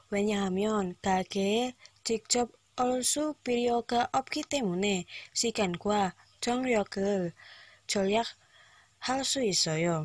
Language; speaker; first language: Korean; non-native, learner; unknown